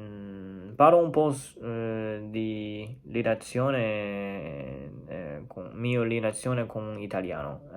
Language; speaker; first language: Italian; non-native, learner; Chinese